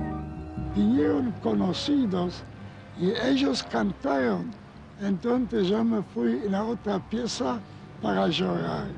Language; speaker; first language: Spanish; non-native, learner; Yiddish